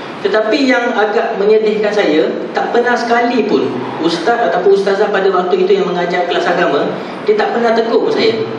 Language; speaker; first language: Malay; non-native, local second language; Tamil